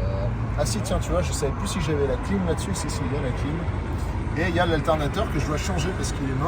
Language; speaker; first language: French; native; French